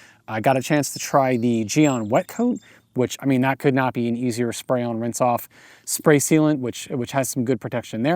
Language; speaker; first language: English; native; English